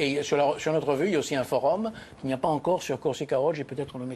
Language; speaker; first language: French; native; French